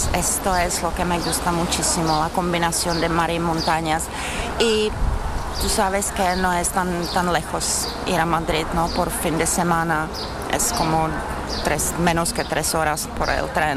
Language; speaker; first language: Spanish; non-native, fluent; Czech